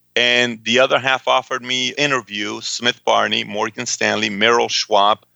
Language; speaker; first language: English; early bilingual, other home language; Persian